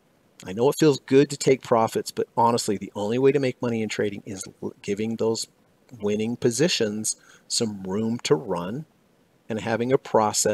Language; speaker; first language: English; native; English